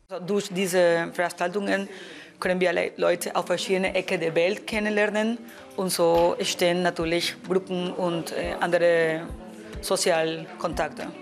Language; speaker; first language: German; non-native, fluent; Spanish